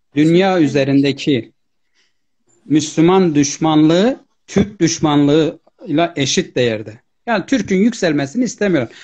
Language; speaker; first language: Turkish; native; Turkish